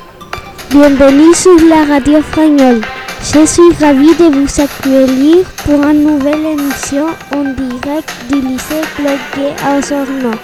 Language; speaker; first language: French; non-native, learner; Spanish